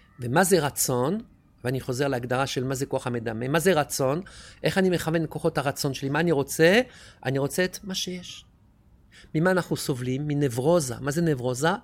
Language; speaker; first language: Hebrew; non-native, fluent; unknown